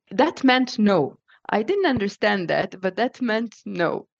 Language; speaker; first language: English; non-native, fluent; Hebrew